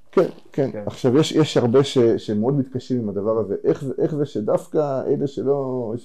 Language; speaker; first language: Hebrew; native; Hebrew